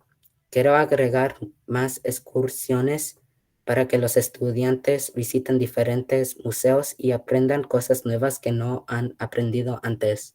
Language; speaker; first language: Spanish; early bilingual, heritage; Spanish